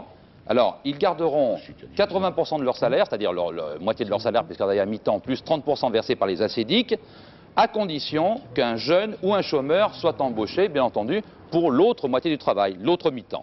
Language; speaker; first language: French; native; French